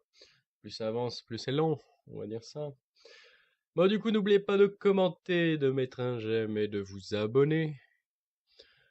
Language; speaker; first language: French; native; French